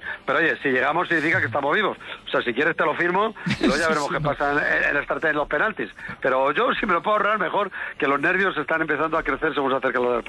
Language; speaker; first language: Spanish; native; Spanish